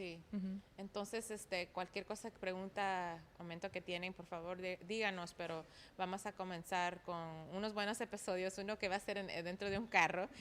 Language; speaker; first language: Spanish; early bilingual, heritage; Spanish